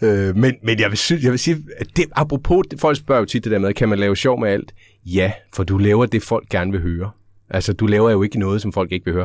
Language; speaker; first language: Danish; native; Danish